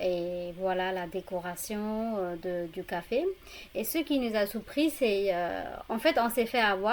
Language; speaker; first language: French; non-native, fluent; Burmese